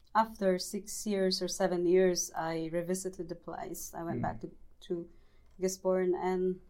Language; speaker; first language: English; non-native, local second language; Cebuano